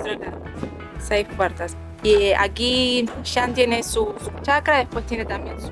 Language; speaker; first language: Spanish; native; Spanish